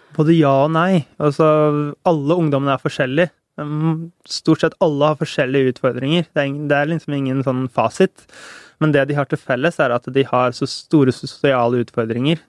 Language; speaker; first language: Norwegian; native; Norwegian